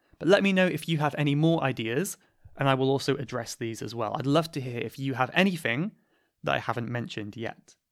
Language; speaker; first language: English; native; English